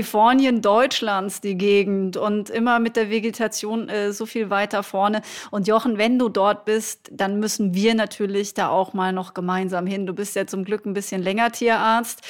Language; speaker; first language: German; native; German